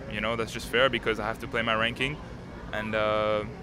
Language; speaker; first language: English; non-native, fluent; French